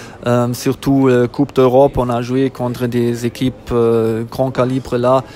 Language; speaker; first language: French; non-native, fluent; German